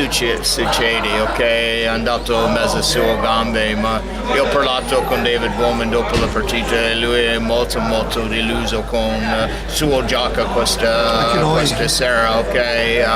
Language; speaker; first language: Italian; non-native, learner; English